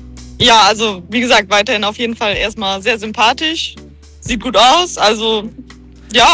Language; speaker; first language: German; native; German